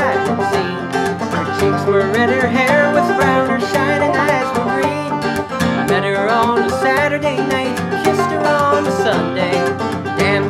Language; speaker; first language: English; native; English